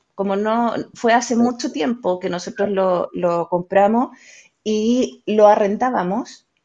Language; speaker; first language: Spanish; native; Spanish